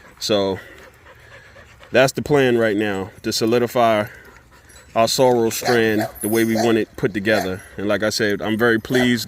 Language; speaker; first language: English; native; English